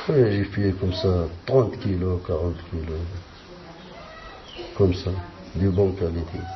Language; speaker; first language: French; non-native, learner; Arabic